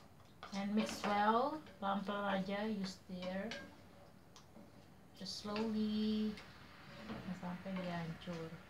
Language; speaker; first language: English; non-native, learner; Indonesian